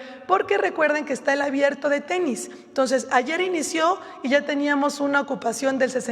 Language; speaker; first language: Spanish; native; Spanish